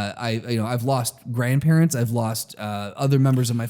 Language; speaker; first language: English; native; English